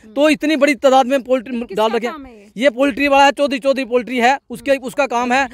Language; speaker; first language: Hindi; native; Hindi